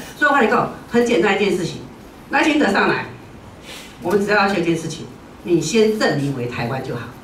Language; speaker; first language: Chinese; non-native, local second language; Min Nan Chinese